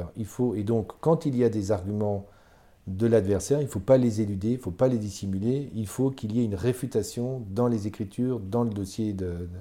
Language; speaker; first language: French; native; French